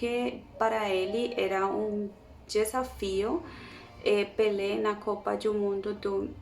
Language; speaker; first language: Portuguese; non-native, learner; Spanish